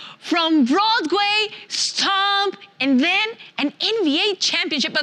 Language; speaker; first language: English; non-native, fluent; Spanish